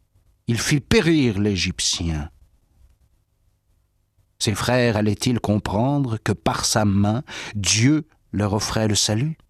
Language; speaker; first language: French; native; French